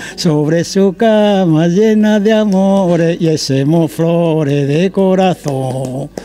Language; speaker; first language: Spanish; native; Spanish